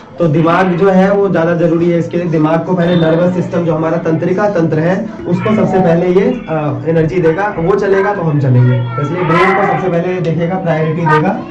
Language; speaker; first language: Hindi; native; Hindi